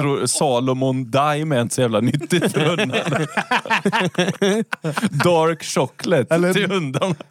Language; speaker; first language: Swedish; native; Swedish